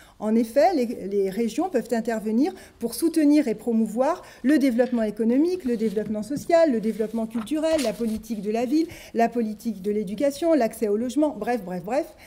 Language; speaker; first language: French; native; French